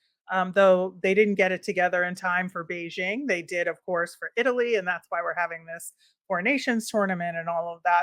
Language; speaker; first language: English; native; English